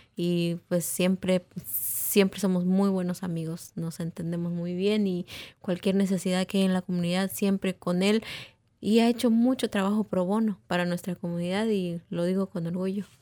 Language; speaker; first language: Spanish; non-native, local second language; Tzeltal